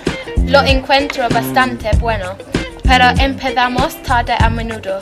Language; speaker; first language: Spanish; non-native, learner; English